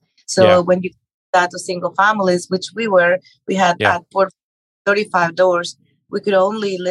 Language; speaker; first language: English; non-native, fluent; Spanish